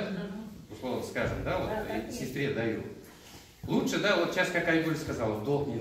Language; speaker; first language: Russian; non-native, local second language; Kazakh